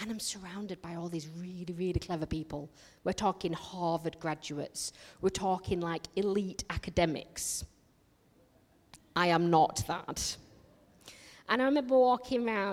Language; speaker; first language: English; native; English